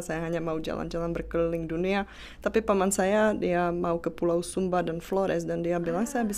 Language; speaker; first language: Indonesian; non-native, fluent; Czech